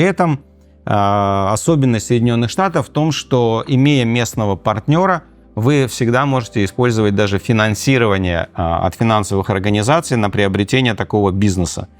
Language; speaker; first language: Russian; native; Russian